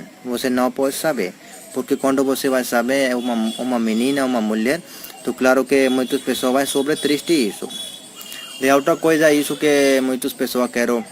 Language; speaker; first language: Portuguese; non-native, learner; Hindi